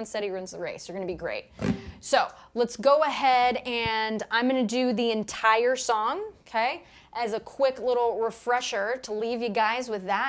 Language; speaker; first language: English; native; English